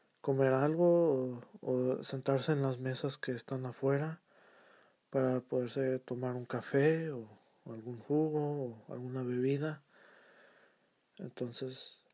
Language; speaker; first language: Spanish; early bilingual, heritage; Spanish